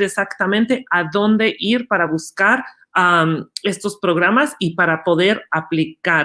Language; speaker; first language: Spanish; early bilingual, other home language; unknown